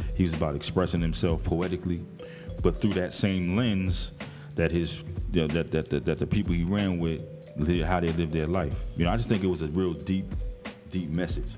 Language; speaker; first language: English; native; English